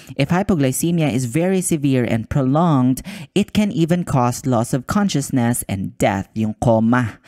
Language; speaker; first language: English; non-native, local second language; Filipino